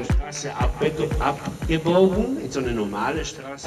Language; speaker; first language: German; non-native, fluent; Polish